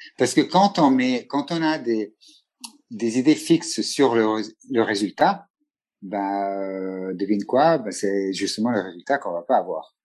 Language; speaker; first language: French; non-native, fluent; Italian